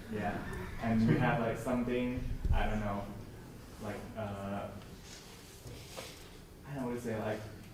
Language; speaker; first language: English; non-native, learner; Thai